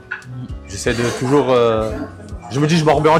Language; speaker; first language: French; native; French